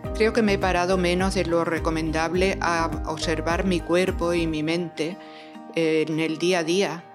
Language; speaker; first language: Spanish; native; Spanish